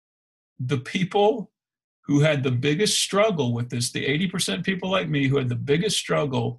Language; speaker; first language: English; native; English